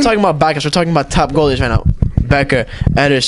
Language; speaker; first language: English; native; English